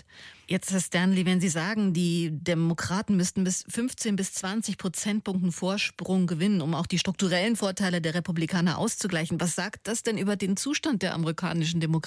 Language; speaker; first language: German; native; German